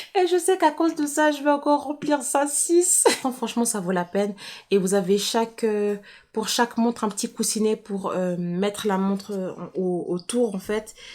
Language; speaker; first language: French; native; French